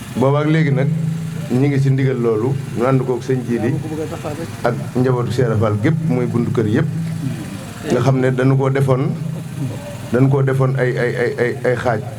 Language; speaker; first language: Wolof; native; Wolof